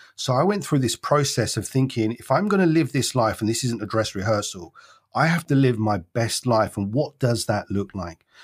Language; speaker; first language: English; native; English